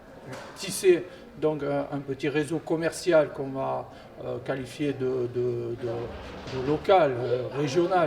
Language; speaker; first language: French; native; French